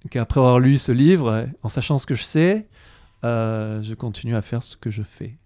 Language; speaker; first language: French; native; French